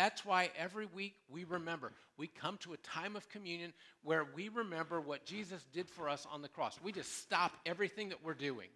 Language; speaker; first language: English; native; English